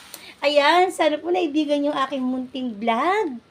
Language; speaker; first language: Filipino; native; Filipino